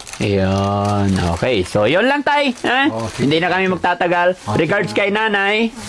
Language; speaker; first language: Filipino; native; Filipino